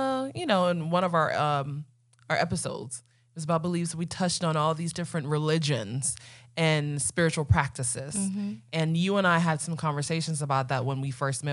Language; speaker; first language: English; non-native, local second language; Akan